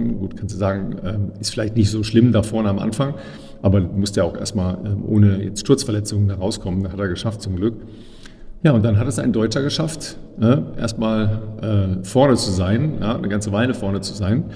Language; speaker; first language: German; native; German